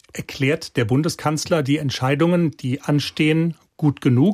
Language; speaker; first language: German; native; German